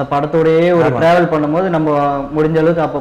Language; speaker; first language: Tamil; native; Tamil